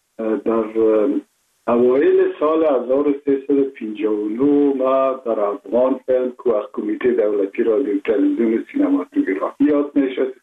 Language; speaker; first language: Persian; native; Persian